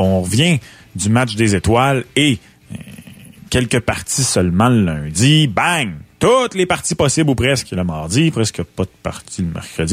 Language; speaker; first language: French; native; French